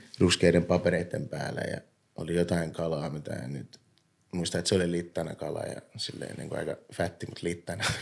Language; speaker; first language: Finnish; early bilingual, other home language; English